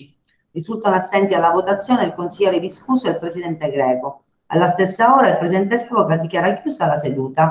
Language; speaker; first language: Italian; native; Italian